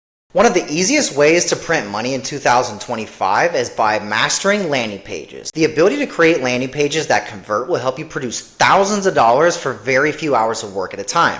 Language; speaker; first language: English; native; English